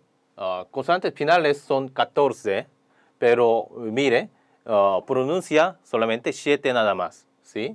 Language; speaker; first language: Spanish; non-native, learner; Korean